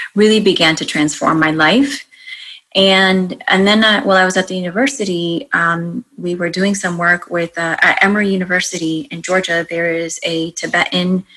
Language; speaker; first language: English; native; English